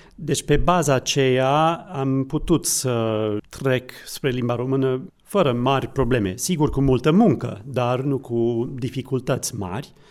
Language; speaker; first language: Romanian; non-native, fluent; English